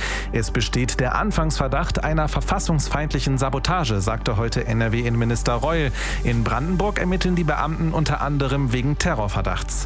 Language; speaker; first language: German; native; German